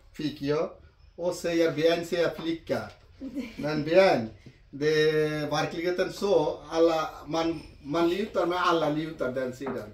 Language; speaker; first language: Swedish; non-native, fluent; Bangla